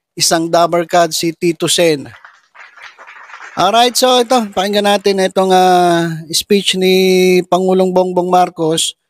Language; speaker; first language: Filipino; native; Filipino